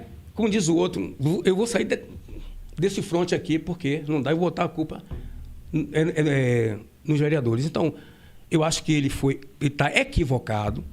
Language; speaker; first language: Portuguese; native; Portuguese